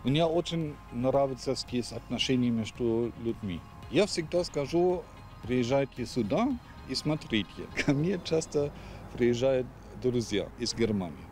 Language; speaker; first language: Russian; non-native, learner; German